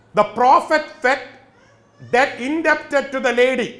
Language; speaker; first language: English; non-native, local second language; Malayalam